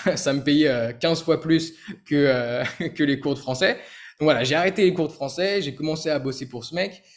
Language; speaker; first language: French; native; French